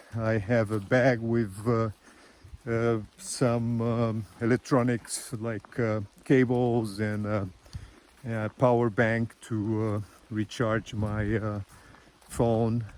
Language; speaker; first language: English; non-native, fluent; Portuguese